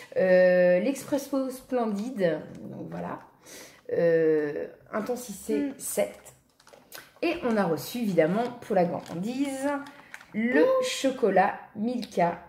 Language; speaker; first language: French; native; French